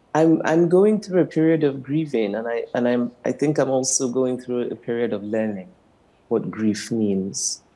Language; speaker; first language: English; non-native, local second language; Igbo